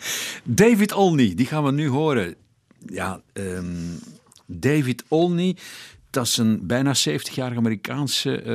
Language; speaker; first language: Dutch; native; Dutch